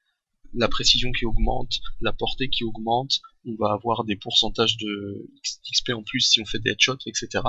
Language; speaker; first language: French; native; French